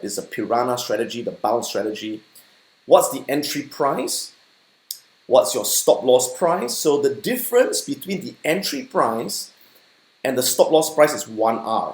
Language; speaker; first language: English; native; English